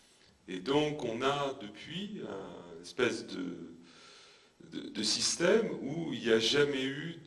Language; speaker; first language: French; native; French